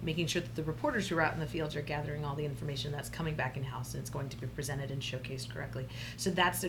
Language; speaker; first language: English; native; English